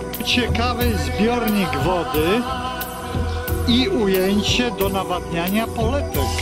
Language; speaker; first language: Polish; native; Polish